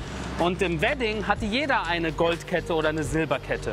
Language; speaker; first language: German; early bilingual, other home language; Persian